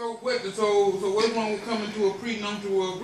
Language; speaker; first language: English; native; English